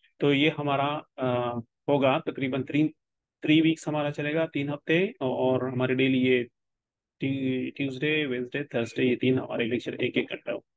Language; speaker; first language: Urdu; non-native, local second language; Pashto